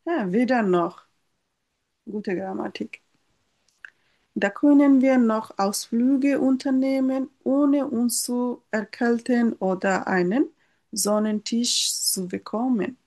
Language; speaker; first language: German; non-native, learner; Bangla